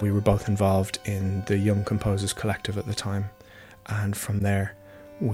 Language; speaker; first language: English; native; English